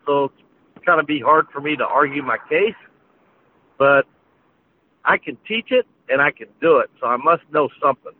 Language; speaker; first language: English; native; English